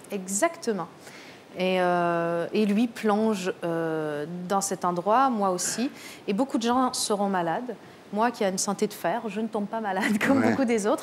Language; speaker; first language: French; native; French